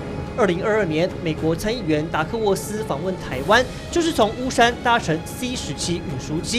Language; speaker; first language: Chinese; native; Chinese